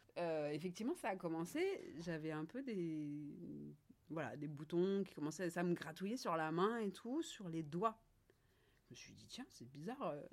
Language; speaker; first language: French; native; French